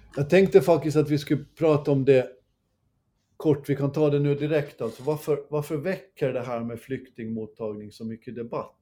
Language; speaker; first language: Swedish; native; Swedish